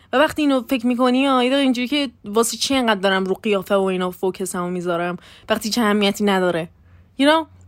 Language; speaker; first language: Persian; early bilingual, heritage; Persian